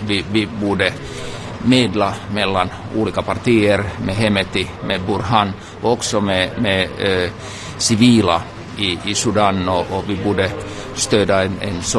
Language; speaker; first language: Swedish; non-native, local second language; Finnish